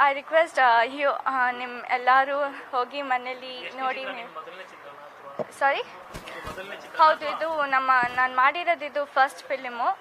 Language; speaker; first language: Kannada; non-native, fluent; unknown